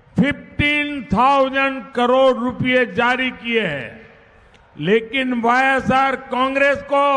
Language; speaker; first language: Hindi; non-native, local second language; Gujarati